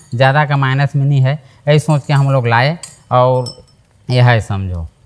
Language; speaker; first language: Hindi; native; Hindi